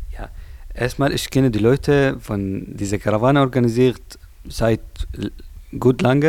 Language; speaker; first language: German; non-native, learner; Arabic